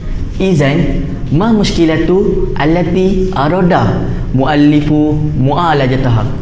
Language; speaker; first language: Arabic; non-native, learner; Malay